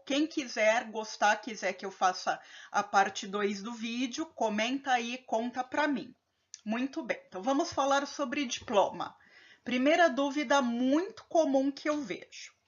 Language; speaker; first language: Portuguese; native; Portuguese